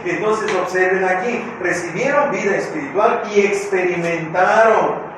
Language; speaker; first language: Spanish; native; Spanish